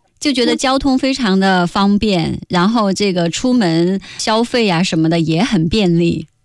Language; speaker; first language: Chinese; native; Chinese